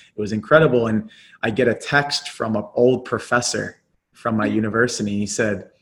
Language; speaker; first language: English; native; English